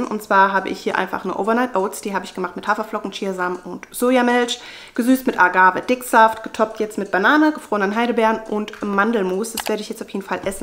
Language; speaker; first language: German; native; German